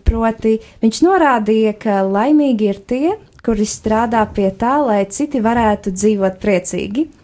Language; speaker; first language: Latvian; native; Latvian